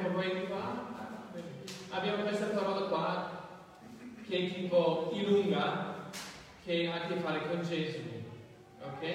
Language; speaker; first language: Italian; non-native, fluent; English